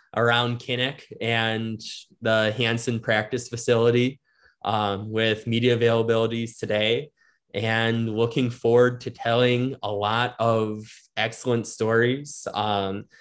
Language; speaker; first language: English; native; English